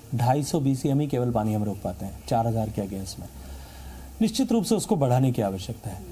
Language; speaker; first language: Hindi; native; Hindi